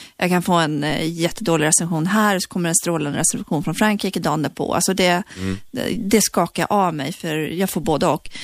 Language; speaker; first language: Swedish; native; Swedish